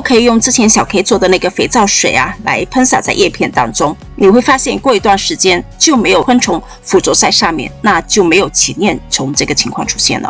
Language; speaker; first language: Chinese; native; Chinese